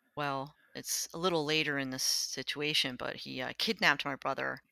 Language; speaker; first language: English; native; English